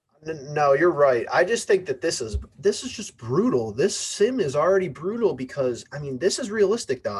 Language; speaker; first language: English; native; English